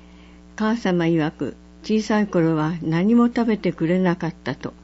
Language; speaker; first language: Japanese; native; Japanese